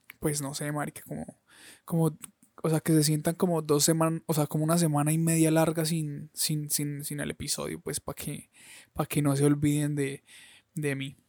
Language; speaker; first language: Spanish; native; Spanish